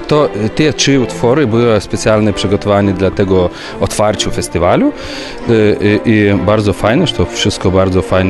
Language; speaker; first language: Polish; non-native, fluent; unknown